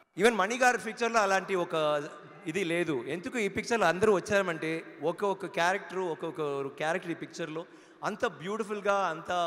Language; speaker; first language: Telugu; non-native, learner; Tamil